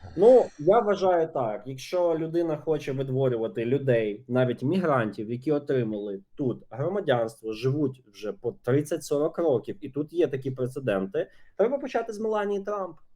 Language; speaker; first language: Ukrainian; native; Ukrainian